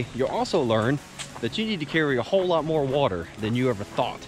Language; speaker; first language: English; native; English